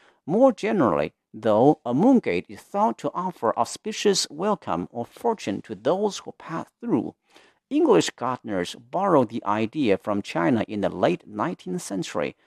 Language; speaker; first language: English; non-native, fluent; Chinese